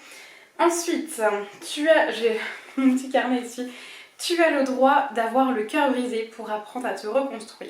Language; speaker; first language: French; native; French